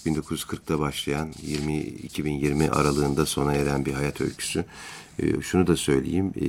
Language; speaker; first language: Turkish; native; Turkish